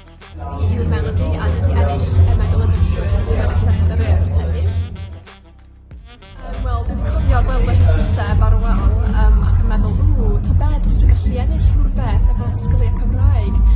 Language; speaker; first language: Welsh; non-native, local second language; English